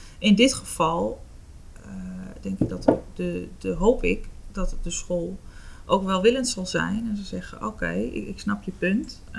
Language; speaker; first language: Dutch; native; Dutch